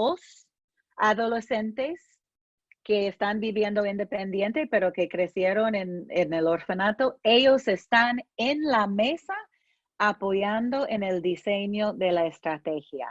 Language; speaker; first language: Spanish; non-native, fluent; English